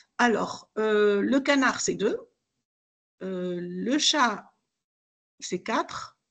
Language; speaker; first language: French; non-native, local second language; Arabic